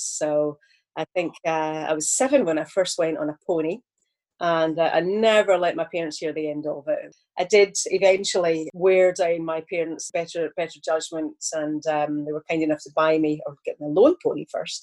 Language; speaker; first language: English; native; English